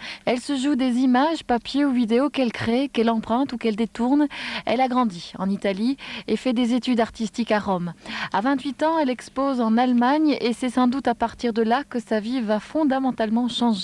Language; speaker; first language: French; native; French